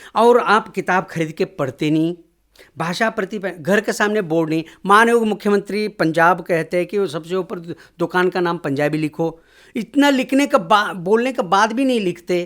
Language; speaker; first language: Hindi; non-native, local second language; Kannada